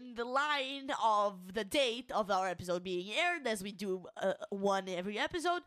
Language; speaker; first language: English; non-native, fluent; Portuguese